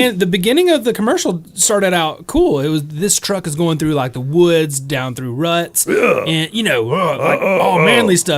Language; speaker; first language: English; native; English